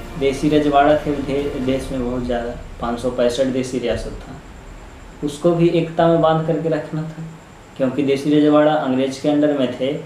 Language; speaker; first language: Hindi; native; Hindi